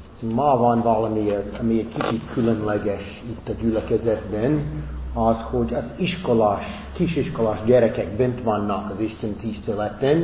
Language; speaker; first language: Hungarian; non-native, fluent; English